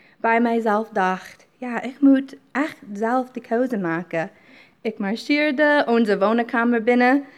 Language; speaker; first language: Dutch; non-native, fluent; English